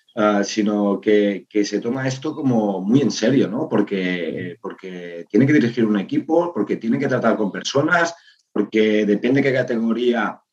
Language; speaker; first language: Spanish; native; Spanish